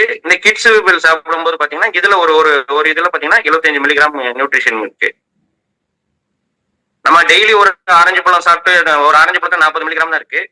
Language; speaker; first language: Tamil; native; Tamil